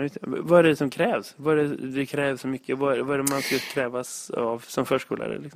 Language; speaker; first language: Swedish; native; Swedish